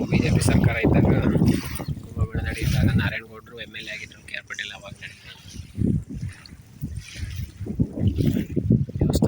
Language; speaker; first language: Kannada; native; Kannada